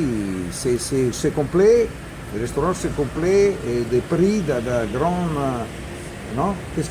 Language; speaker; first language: French; non-native, learner; Italian